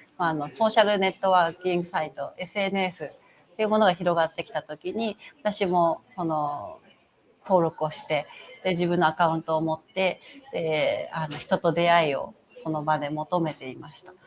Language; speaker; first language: Japanese; native; Japanese